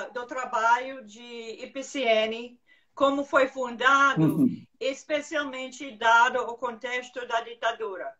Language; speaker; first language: Portuguese; non-native, fluent; English